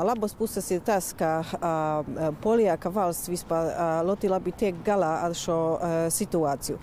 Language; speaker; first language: Latvian; non-native, fluent; Polish